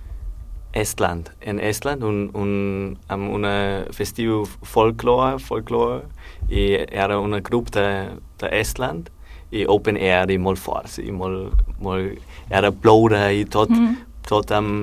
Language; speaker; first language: Catalan; non-native, learner; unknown